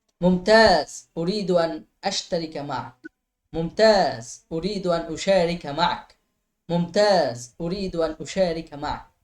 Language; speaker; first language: Arabic; non-native, fluent; Bangla